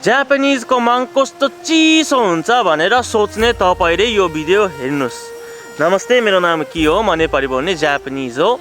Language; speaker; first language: Nepali; non-native, fluent; Japanese